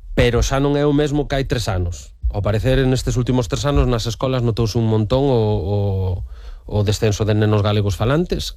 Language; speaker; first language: Galician; native; Galician